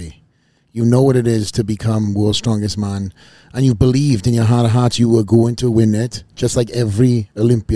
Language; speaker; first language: English; native; English